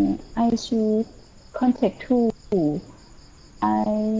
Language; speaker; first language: English; non-native, learner; Thai